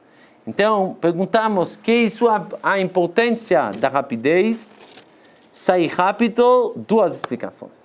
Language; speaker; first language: Portuguese; non-native, fluent; Hebrew